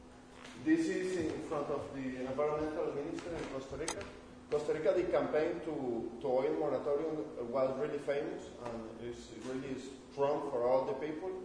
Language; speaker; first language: English; non-native, learner; Spanish